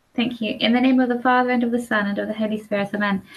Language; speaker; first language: English; native; English